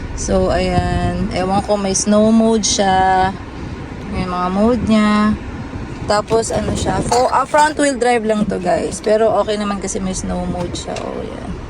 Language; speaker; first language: Filipino; native; Filipino